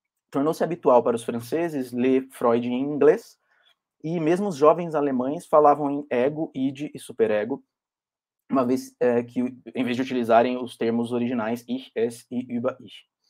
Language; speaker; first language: Portuguese; native; Portuguese